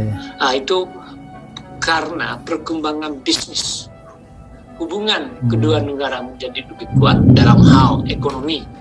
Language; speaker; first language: Indonesian; non-native, fluent; Japanese